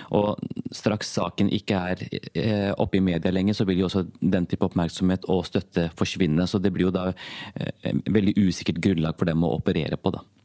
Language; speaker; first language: Norwegian; early bilingual, other home language; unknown